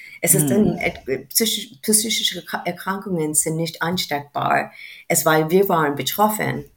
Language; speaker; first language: German; non-native, fluent; English